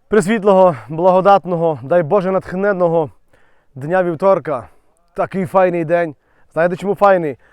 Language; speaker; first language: Ukrainian; native; Ukrainian